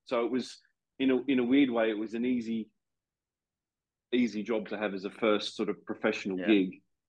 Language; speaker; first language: English; native; English